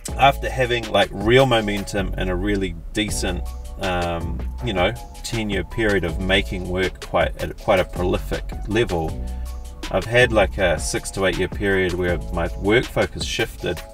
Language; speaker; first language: English; native; English